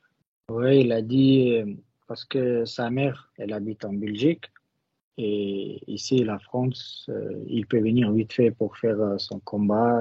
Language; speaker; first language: French; non-native, learner; Russian